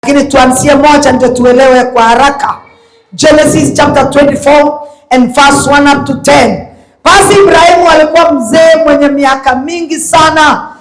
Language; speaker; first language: Swahili; non-native, local second language; Kalenjin